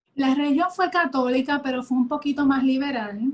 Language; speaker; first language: Spanish; native; Spanish